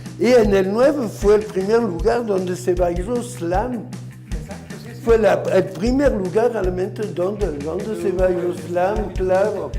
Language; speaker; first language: Spanish; non-native, fluent; French